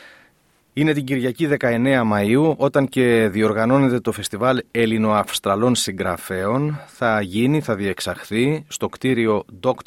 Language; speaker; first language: Greek; native; Greek